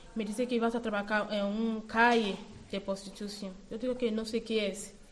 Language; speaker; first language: Spanish; non-native, learner; Yoruba